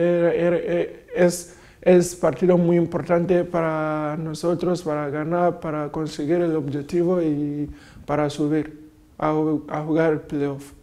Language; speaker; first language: Spanish; non-native, fluent; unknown